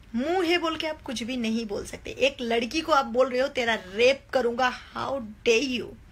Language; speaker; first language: Hindi; non-native, local second language; Nepali